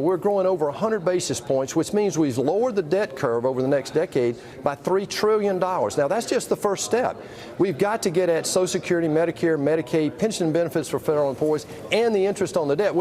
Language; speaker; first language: English; native; English